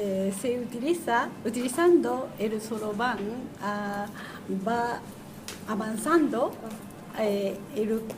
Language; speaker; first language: Spanish; non-native, learner; Japanese